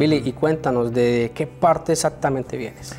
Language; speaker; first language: Spanish; native; Spanish